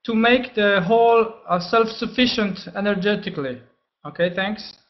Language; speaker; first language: English; non-native, fluent; Polish